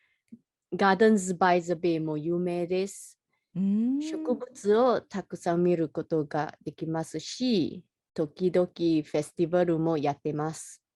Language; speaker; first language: Japanese; non-native, learner; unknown